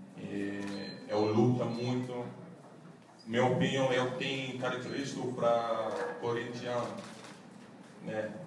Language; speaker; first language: Portuguese; non-native, learner; English